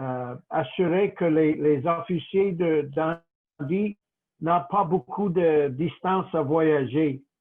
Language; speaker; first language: French; non-native, local second language; English